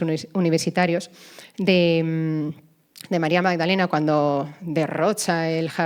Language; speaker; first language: Spanish; native; Spanish